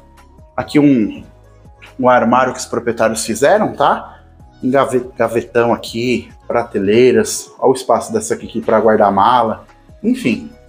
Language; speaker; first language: Portuguese; native; Portuguese